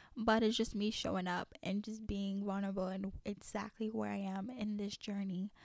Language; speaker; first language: English; early bilingual, other home language; French